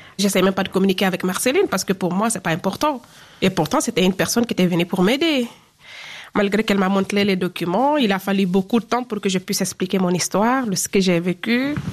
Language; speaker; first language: French; non-native, local second language; Fula